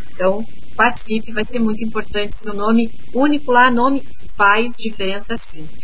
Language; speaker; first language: Portuguese; native; Portuguese